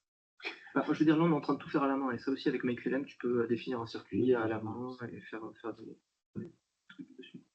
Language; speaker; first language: French; native; French